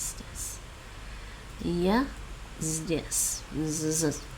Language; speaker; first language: Russian; non-native, learner; Dutch